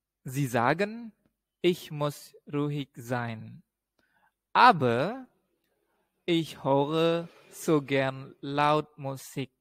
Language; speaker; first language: German; non-native, learner; Indonesian